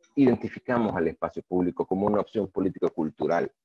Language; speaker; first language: Spanish; native; Spanish